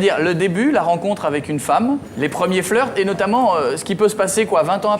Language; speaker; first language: French; native; French